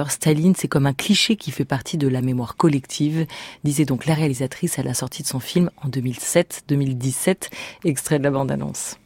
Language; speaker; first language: French; native; French